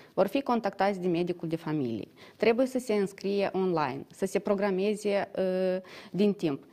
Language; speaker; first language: Romanian; native; Romanian